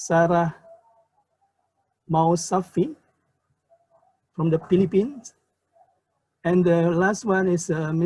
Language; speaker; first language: English; non-native, learner; Indonesian